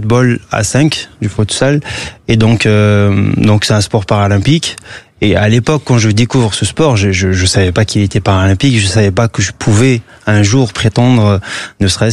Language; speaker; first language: French; non-native, local second language; Kabyle